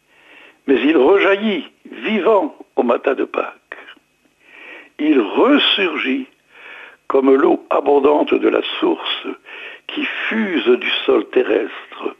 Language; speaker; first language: French; native; French